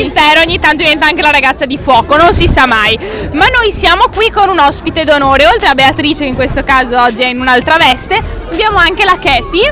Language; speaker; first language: Italian; native; Italian